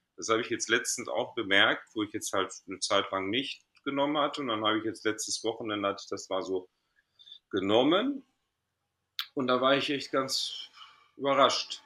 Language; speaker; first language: German; early bilingual, other home language; Greek